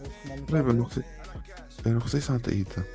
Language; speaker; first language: Dutch; early bilingual, other home language; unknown